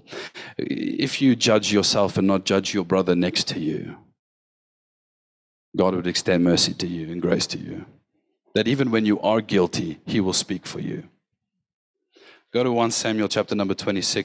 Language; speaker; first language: English; native; English